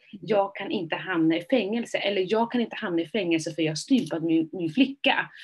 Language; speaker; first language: Swedish; early bilingual, other home language; Somali